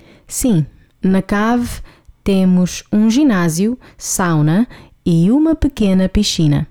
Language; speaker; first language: Portuguese; non-native, fluent; English